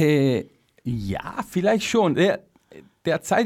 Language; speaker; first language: German; non-native, fluent; Spanish